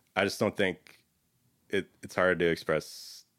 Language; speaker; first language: English; native; English